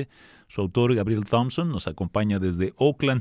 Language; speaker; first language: Spanish; native; Spanish